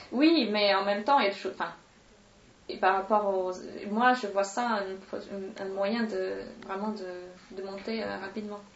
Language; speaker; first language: French; non-native, fluent; Swedish